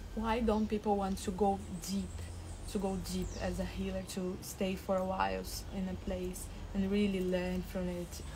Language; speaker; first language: English; non-native, fluent; Portuguese